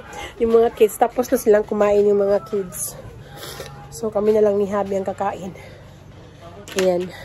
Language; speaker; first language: Filipino; non-native, local second language; Hiligaynon